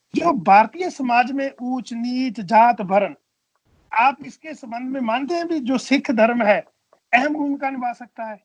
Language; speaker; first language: Hindi; non-native, local second language; Punjabi